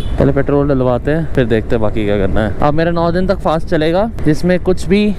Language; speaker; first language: Hindi; native; Hindi